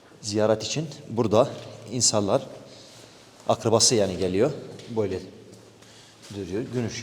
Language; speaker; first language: Turkish; non-native, learner; Arabic